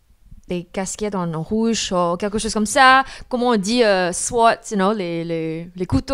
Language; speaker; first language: French; non-native, fluent; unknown